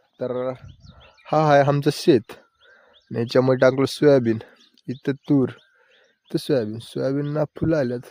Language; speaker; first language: Marathi; non-native, local second language; Lambadi